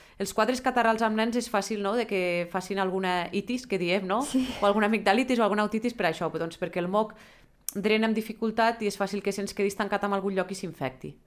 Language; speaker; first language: Catalan; native; Catalan